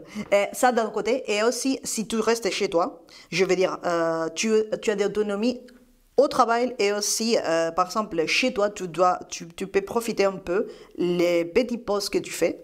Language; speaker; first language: French; non-native, fluent; Spanish